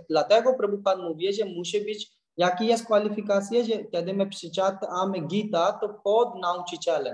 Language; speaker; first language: Polish; non-native, learner; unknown